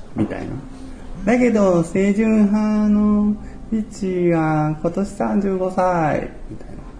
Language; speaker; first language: Japanese; native; Japanese